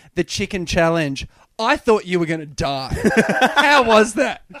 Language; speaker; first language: English; native; English